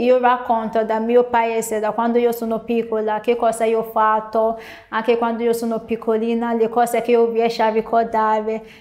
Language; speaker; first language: Italian; non-native, learner; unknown